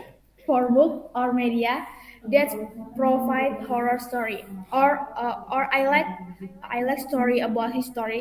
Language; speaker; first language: English; non-native, learner; Indonesian